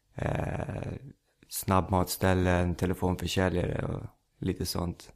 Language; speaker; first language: Swedish; early bilingual, other home language; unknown